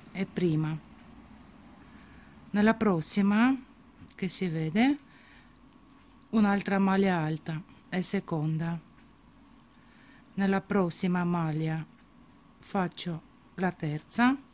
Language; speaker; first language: Italian; non-native, fluent; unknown